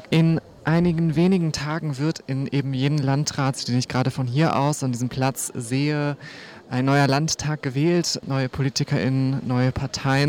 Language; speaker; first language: German; native; German